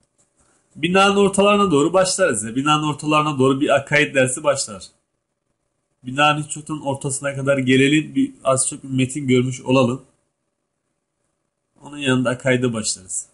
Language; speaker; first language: Turkish; native; Turkish